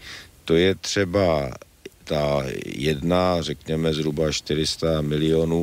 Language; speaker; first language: Czech; native; Czech